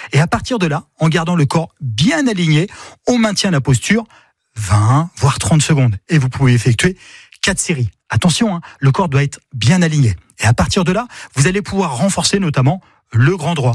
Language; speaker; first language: French; native; French